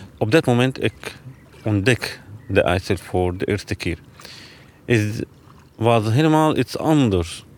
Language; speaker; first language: Dutch; non-native, learner; Arabic